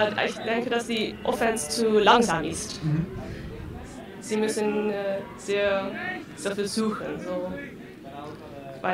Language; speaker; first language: German; non-native, learner; Dutch